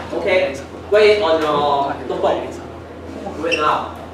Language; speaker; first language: English; non-native, local second language; Chinese